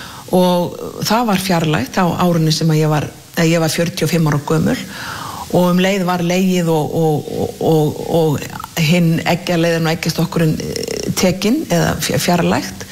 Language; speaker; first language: Icelandic; native; Icelandic